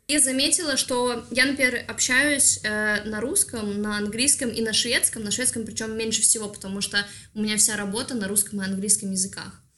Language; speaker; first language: Russian; native; Russian